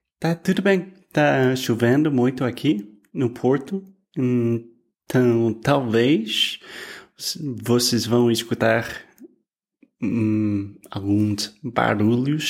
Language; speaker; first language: Portuguese; non-native, fluent; English